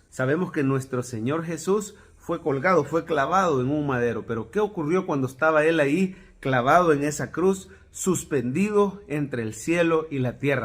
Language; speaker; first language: Spanish; native; Spanish